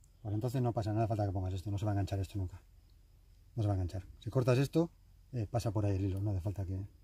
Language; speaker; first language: Spanish; native; Spanish